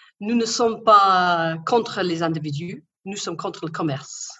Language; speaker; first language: French; non-native, learner; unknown